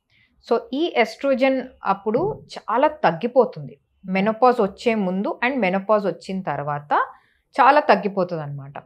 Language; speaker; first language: Telugu; native; Telugu